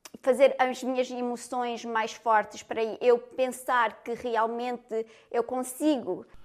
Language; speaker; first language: Portuguese; early bilingual, heritage; Portuguese